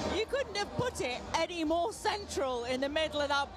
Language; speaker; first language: English; native; English